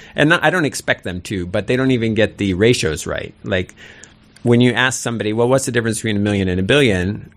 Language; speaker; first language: English; native; English